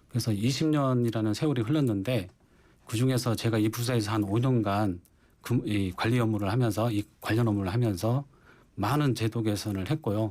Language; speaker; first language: Korean; native; Korean